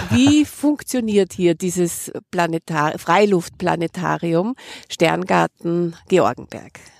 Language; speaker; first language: German; native; German